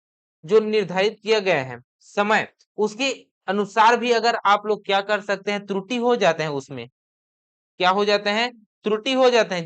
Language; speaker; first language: Hindi; native; Hindi